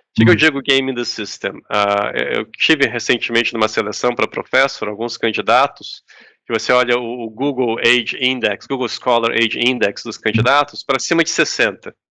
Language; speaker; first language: Portuguese; native; Portuguese